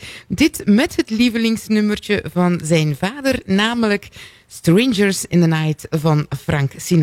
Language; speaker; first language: Dutch; native; Dutch